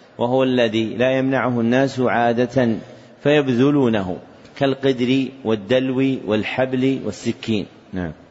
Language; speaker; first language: Arabic; native; Arabic